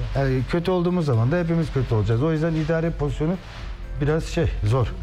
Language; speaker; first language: Turkish; native; Turkish